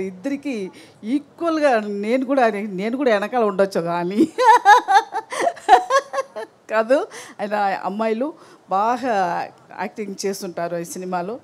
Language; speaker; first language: Telugu; non-native, learner; Tamil